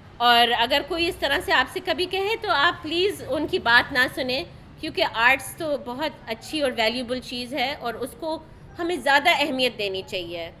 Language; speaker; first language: Urdu; early bilingual, heritage; Urdu